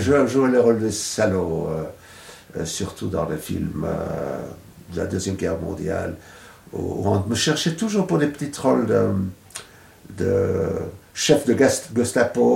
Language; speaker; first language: French; non-native, fluent; English